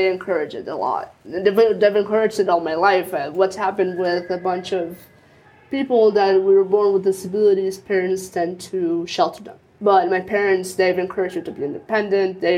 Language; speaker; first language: English; early bilingual, other home language; Spanish